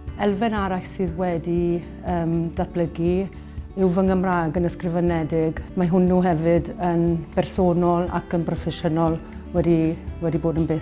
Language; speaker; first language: Welsh; non-native, local second language; English